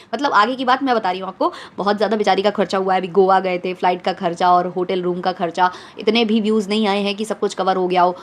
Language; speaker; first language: Hindi; native; Hindi